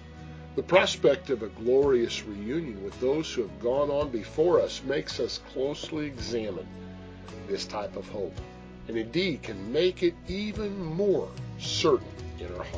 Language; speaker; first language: English; native; English